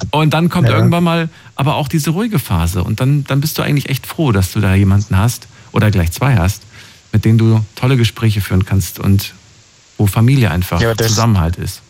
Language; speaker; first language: German; native; German